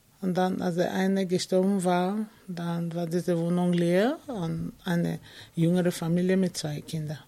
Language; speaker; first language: German; non-native, fluent; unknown